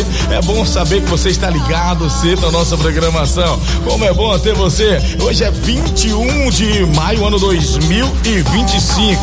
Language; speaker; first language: Portuguese; native; Portuguese